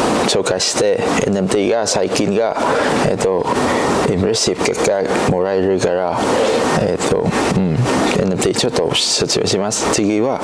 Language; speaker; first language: Japanese; non-native, learner; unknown